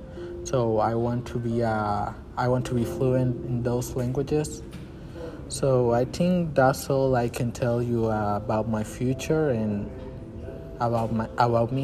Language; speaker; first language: English; non-native, learner; Spanish